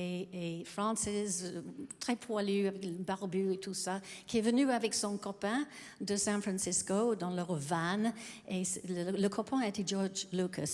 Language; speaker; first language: French; non-native, fluent; English